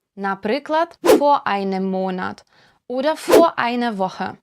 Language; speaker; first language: German; non-native, fluent; Ukrainian